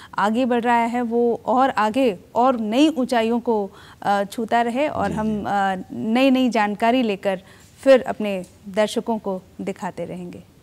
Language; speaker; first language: Hindi; native; Hindi